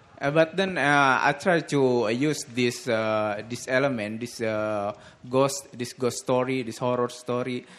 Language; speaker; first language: English; non-native, learner; Indonesian